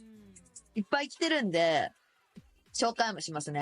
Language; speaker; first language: Japanese; native; Japanese